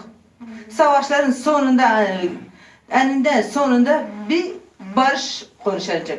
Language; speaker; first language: Turkish; non-native, local second language; Kurdish